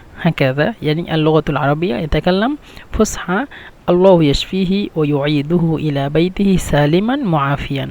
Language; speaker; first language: Arabic; non-native, fluent; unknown